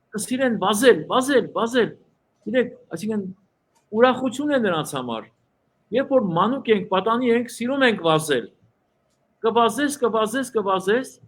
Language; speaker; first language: Armenian; early bilingual, heritage; Armenian